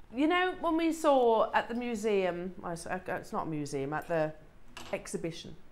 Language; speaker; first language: English; native; English